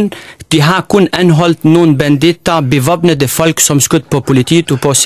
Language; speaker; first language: Danish; non-native, fluent; Arabic